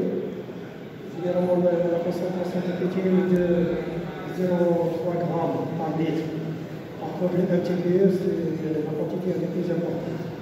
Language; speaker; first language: French; non-native, local second language; Arabic